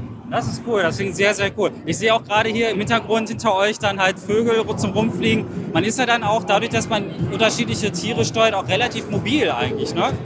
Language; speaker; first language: German; native; German